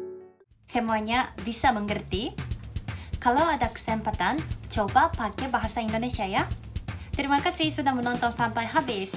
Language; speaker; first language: Indonesian; non-native, fluent; Japanese